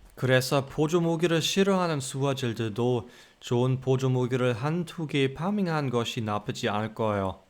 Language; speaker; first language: Korean; non-native, fluent; German